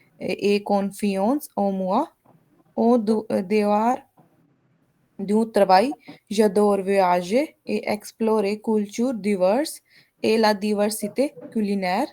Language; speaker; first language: French; non-native, learner; Hindi